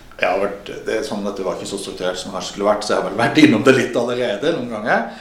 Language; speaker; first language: Norwegian; native; Norwegian